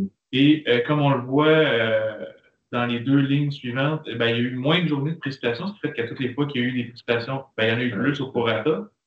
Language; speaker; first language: French; native; French